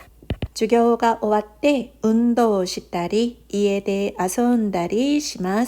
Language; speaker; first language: Japanese; non-native, fluent; Korean